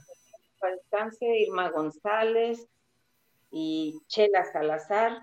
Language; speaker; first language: Spanish; native; Spanish